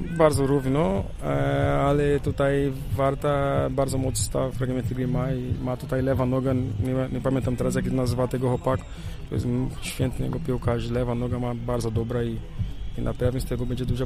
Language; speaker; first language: Polish; non-native, learner; Portuguese